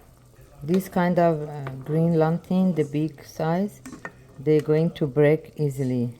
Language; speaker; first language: English; non-native, learner; Persian